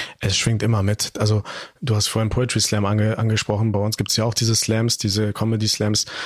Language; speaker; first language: German; early bilingual, other home language; Turkish